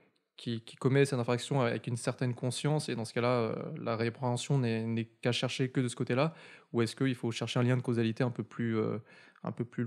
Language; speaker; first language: French; native; French